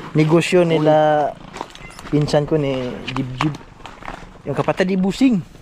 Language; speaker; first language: Filipino; non-native, local second language; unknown